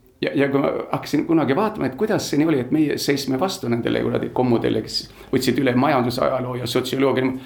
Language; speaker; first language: Estonian; early bilingual, heritage; Estonian